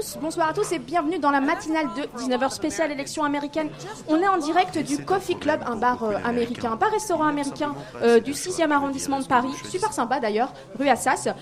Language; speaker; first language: French; native; French